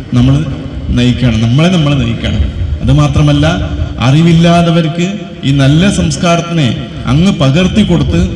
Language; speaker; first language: Malayalam; non-native, local second language; Kannada